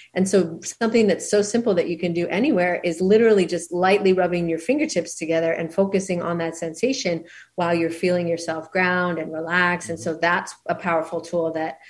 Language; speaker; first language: English; native; English